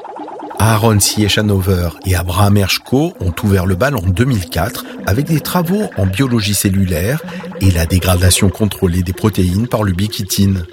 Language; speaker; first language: French; native; French